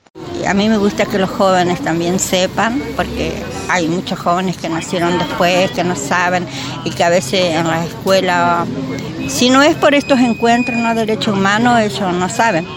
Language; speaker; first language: Spanish; native; Spanish